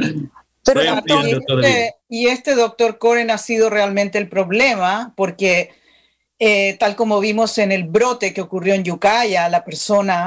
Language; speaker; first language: Spanish; native; Spanish